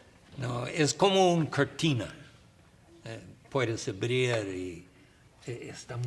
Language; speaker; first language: Spanish; non-native, learner; English